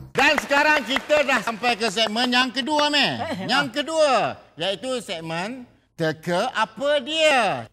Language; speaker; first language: Malay; native; Malay